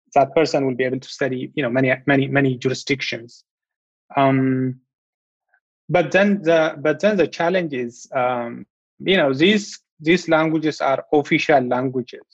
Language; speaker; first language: English; non-native, fluent; Amharic